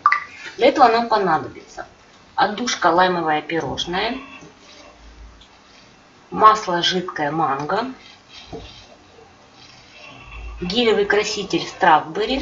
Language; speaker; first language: Russian; native; Russian